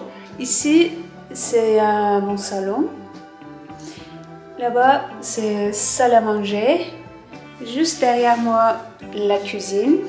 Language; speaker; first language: French; non-native, fluent; Turkish